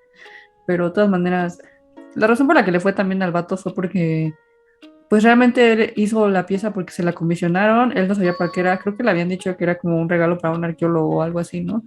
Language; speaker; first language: Spanish; native; Spanish